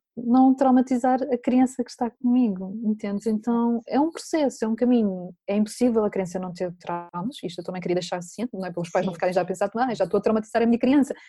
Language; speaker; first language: Portuguese; native; Portuguese